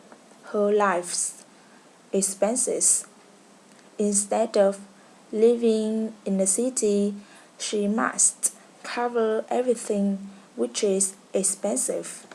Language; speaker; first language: English; non-native, learner; Vietnamese